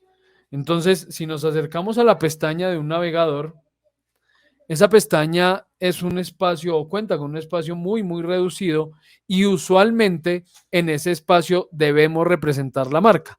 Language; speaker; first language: Spanish; native; Spanish